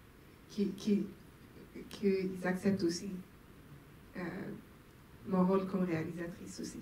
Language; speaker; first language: French; non-native, local second language; Swedish